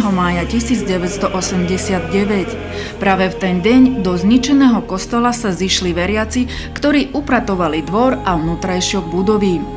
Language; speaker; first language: Slovak; native; Slovak